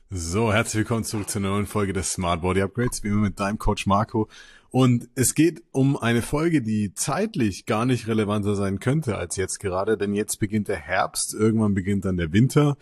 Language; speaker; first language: German; native; German